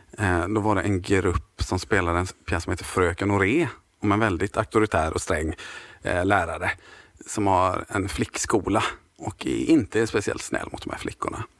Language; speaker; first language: Swedish; native; Swedish